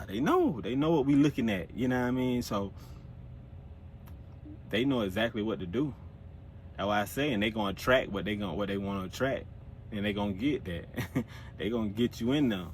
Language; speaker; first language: English; native; English